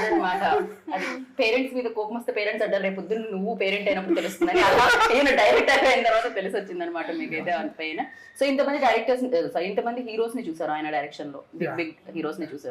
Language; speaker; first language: Telugu; native; Telugu